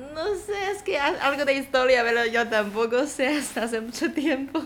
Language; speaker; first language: Spanish; non-native, learner; Chinese